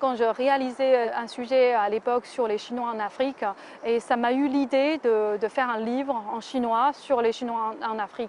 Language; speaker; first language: French; non-native, fluent; Chinese